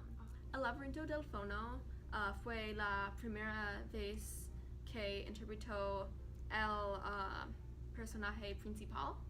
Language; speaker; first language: Spanish; non-native, learner; English